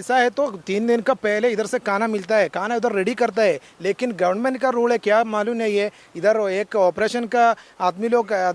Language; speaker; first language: Hindi; non-native, local second language; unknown